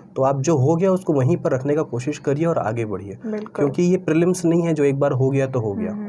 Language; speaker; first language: Hindi; native; Hindi